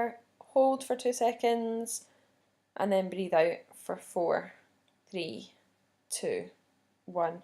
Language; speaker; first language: English; native; English